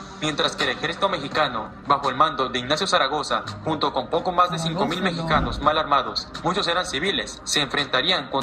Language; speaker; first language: Spanish; native; Spanish